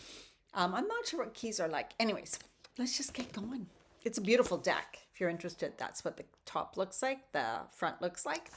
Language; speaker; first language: English; native; English